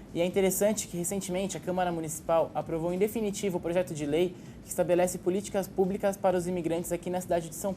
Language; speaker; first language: Portuguese; native; Portuguese